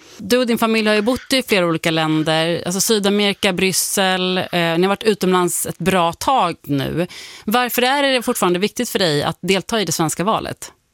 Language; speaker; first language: Swedish; native; Swedish